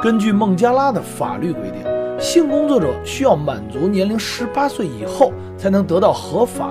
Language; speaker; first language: Chinese; native; Chinese